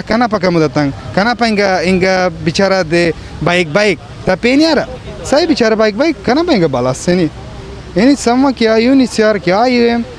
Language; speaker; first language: Indonesian; early bilingual, other home language; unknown